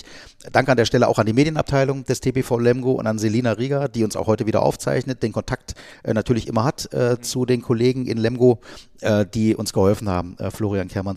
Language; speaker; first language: German; native; German